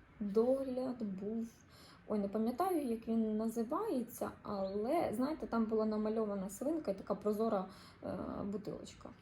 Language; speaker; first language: Ukrainian; non-native, local second language; Russian